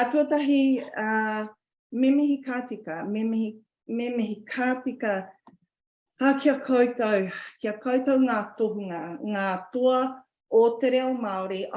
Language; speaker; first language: Māori; non-native, local second language; English